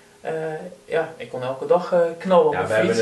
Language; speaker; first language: Dutch; native; Dutch